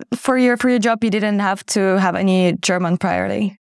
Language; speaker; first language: English; non-native, fluent; Ukrainian